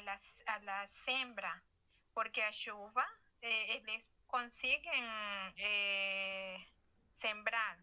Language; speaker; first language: Portuguese; non-native, learner; Spanish